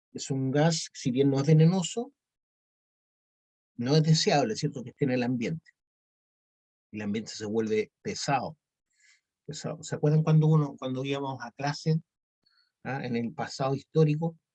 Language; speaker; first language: Spanish; native; Spanish